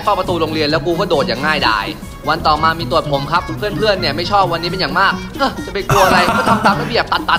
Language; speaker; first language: Thai; native; Thai